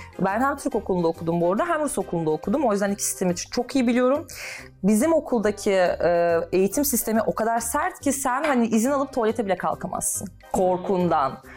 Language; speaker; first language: Turkish; non-native, fluent; Russian